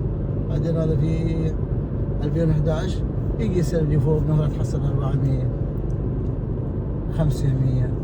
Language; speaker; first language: Arabic; non-native, learner; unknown